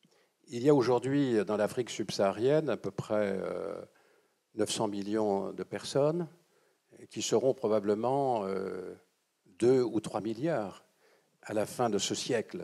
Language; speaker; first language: French; native; French